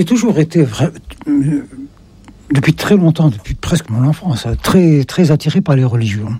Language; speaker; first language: French; non-native, local second language; Arabic